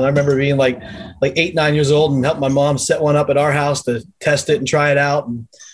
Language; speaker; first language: English; native; English